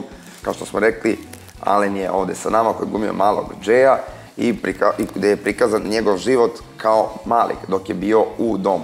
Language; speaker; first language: Serbian; native; Serbian